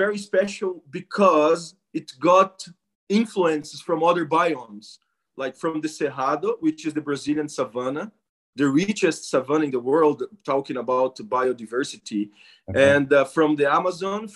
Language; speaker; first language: English; non-native, fluent; Portuguese